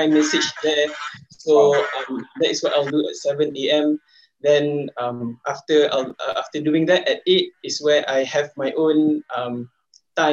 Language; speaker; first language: English; non-native, local second language; Malay